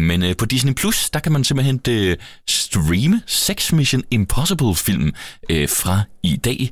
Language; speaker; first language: Danish; native; Danish